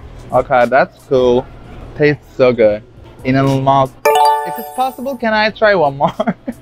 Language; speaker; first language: English; non-native, learner; Turkish